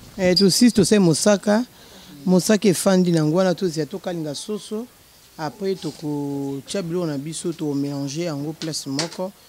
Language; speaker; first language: Lingala; non-native, local second language; Luba-Lulua